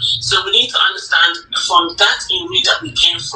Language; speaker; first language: English; native; English